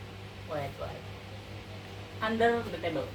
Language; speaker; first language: English; non-native, learner; Indonesian